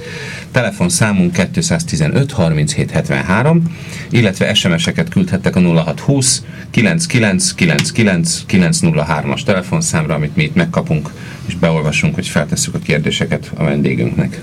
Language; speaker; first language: Hungarian; native; Hungarian